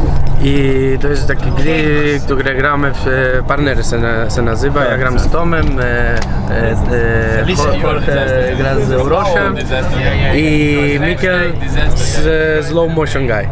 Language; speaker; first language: Polish; non-native, learner; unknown